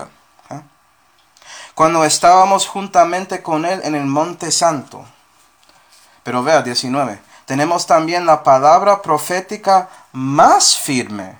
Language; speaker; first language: Spanish; non-native, fluent; English